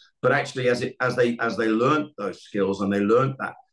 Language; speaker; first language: English; native; English